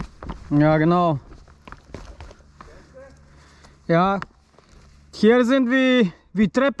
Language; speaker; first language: German; non-native, learner; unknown